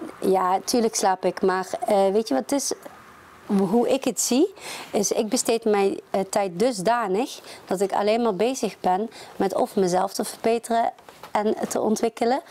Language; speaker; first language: Dutch; early bilingual, other home language; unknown